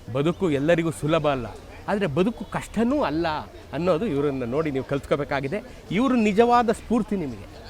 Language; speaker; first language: Kannada; native; Kannada